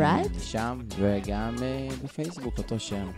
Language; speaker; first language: Hebrew; native; Hebrew